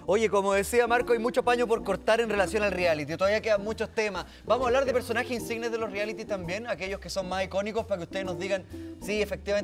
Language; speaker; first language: Spanish; native; Spanish